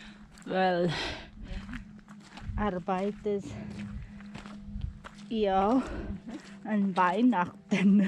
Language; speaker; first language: German; non-native, learner; Filipino